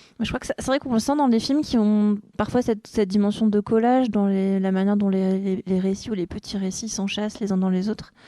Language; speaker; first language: French; native; French